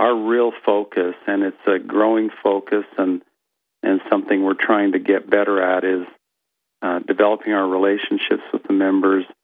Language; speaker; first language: English; native; English